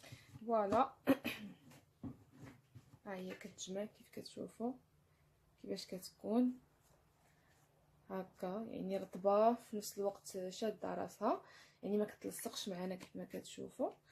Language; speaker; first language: Arabic; native; Arabic